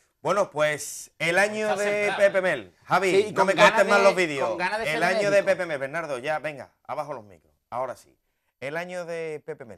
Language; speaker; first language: Spanish; native; Spanish